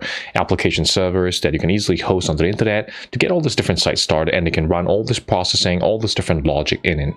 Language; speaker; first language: English; non-native, fluent; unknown